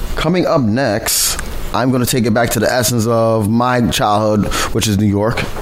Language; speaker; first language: English; native; English